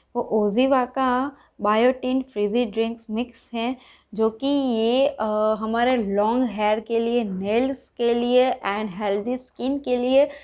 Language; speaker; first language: Hindi; non-native, local second language; Gujarati